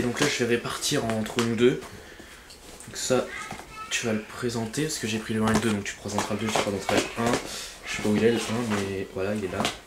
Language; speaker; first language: French; native; French